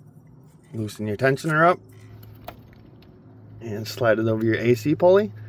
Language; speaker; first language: English; native; English